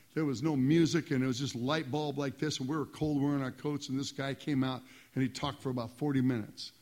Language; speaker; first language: English; native; English